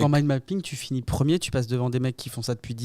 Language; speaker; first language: French; native; French